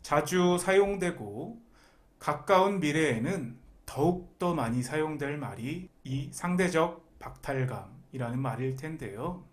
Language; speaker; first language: Korean; native; Korean